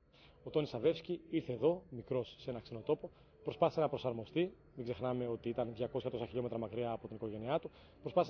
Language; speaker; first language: Greek; native; Greek